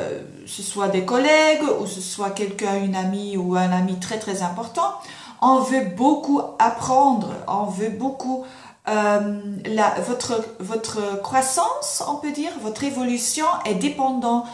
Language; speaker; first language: French; non-native, fluent; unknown